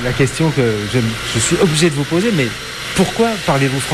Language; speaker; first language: French; native; French